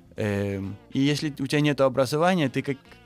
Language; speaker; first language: Russian; early bilingual, heritage; Russian